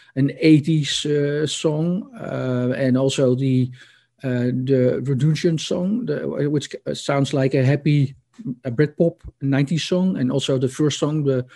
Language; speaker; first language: English; non-native, fluent; Dutch